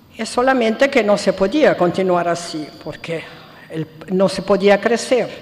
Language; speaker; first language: Spanish; non-native, fluent; Italian